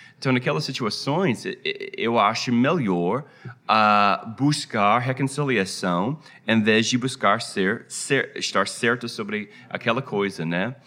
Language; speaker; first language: Portuguese; non-native, fluent; English